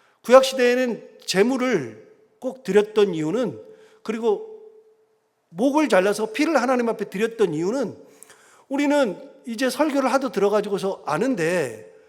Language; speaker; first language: Korean; native; Korean